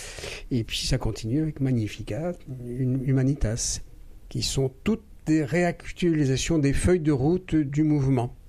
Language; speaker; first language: French; native; French